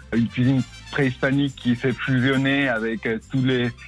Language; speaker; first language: French; non-native, fluent; Spanish